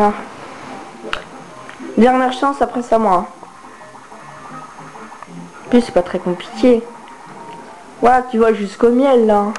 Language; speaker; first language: French; native; French